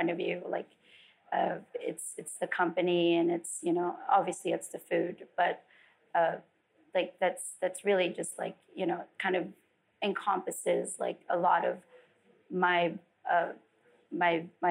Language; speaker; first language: English; non-native, local second language; Filipino